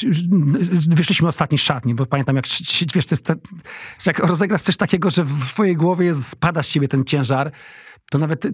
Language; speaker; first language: Polish; native; Polish